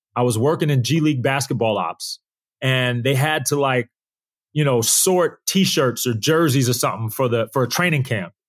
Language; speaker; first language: English; native; English